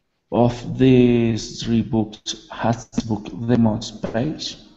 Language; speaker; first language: English; non-native, learner; Spanish